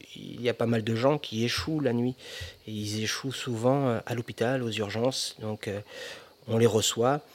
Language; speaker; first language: French; native; French